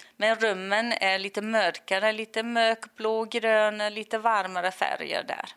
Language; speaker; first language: Swedish; non-native, fluent; English